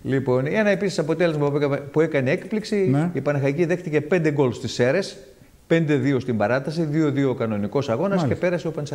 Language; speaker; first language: Greek; native; Greek